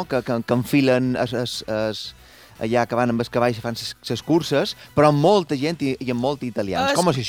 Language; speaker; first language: Catalan; native; Catalan